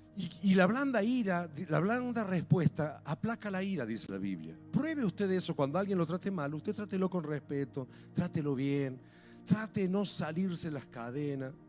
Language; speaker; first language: Spanish; native; Spanish